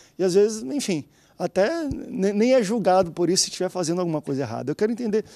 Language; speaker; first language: Portuguese; native; Portuguese